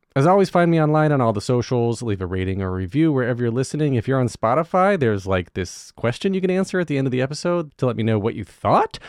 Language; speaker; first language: English; native; English